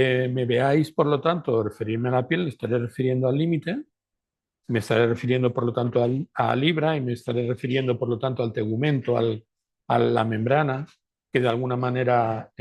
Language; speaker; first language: Spanish; native; Spanish